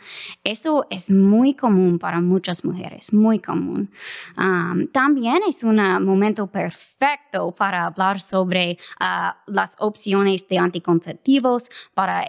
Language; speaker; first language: Spanish; non-native, fluent; English